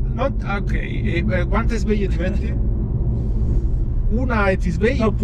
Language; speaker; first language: Italian; native; Italian